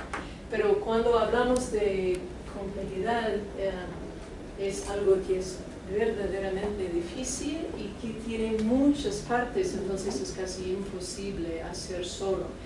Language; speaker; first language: Spanish; non-native, fluent; English